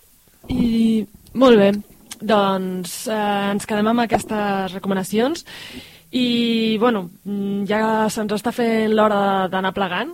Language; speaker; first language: Catalan; native; Catalan